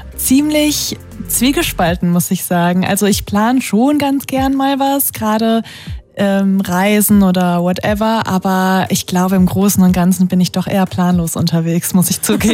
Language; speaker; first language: German; native; German